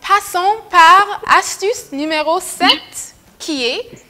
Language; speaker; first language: French; non-native, fluent; English